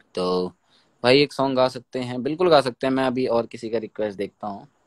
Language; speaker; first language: Hindi; native; Hindi